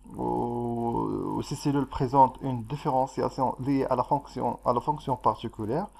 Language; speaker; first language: French; non-native, local second language; Arabic